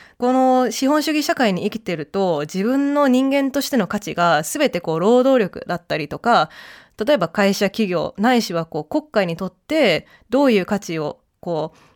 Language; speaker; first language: Japanese; early bilingual, heritage; Japanese